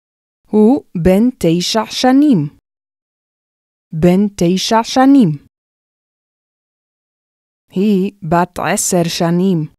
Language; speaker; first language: Hebrew; non-native, fluent; English